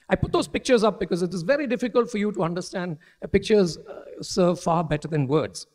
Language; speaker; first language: English; non-native, local second language; Malayalam